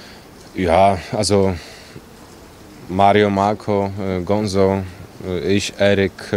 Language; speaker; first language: German; non-native, fluent; Polish